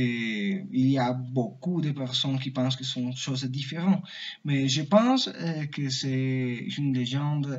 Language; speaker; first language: French; non-native, learner; Spanish